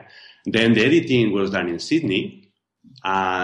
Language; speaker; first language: English; non-native, fluent; Spanish